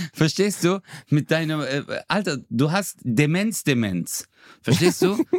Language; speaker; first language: German; early bilingual, other home language; Turkish